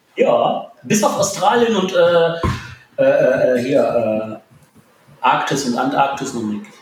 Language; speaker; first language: German; early bilingual, other home language; Polish